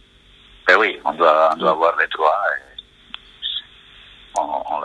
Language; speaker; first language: French; non-native, fluent; Italian